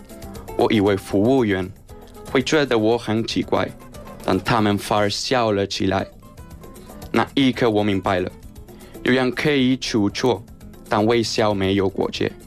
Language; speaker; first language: Chinese; non-native, fluent; Spanish